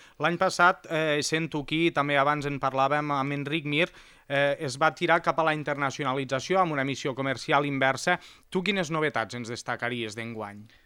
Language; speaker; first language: Catalan; native; Catalan